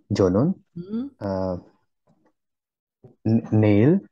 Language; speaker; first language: Korean; non-native, learner; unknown